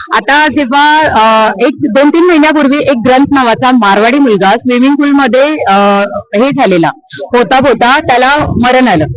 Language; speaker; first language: Marathi; native; Marathi